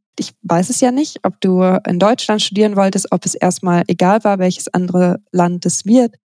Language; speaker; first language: German; native; German